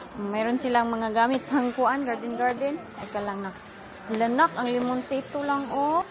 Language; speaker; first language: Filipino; non-native, local second language; Cebuano